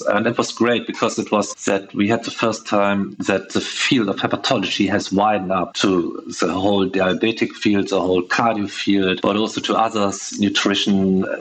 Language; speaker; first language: English; non-native, fluent; German